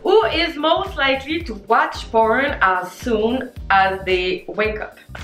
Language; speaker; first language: English; non-native, learner; French